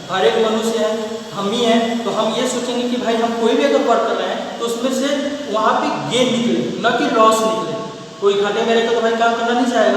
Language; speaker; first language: Hindi; native; Hindi